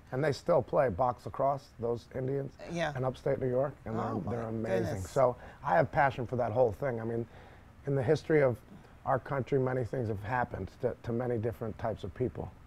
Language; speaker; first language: English; native; English